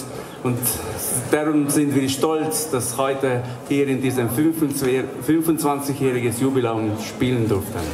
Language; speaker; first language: German; non-native, fluent; Hungarian